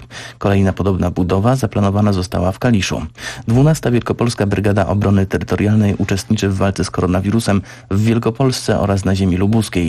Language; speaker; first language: Polish; native; Polish